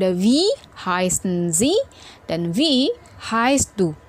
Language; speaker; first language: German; non-native, fluent; Indonesian